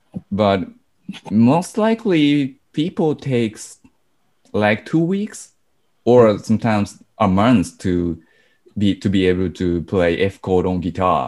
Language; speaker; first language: English; non-native, fluent; Japanese